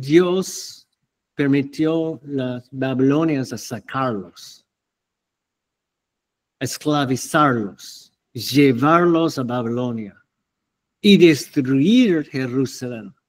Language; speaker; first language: Spanish; non-native, fluent; English